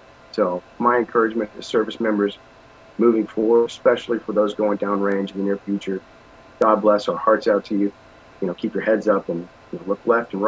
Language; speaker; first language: English; native; English